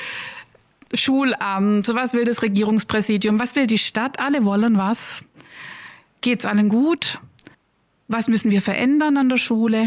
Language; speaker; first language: German; native; German